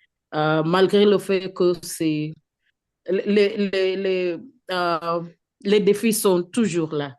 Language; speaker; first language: French; non-native, fluent; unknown